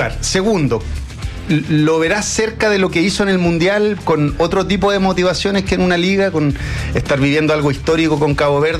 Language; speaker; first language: Spanish; native; Spanish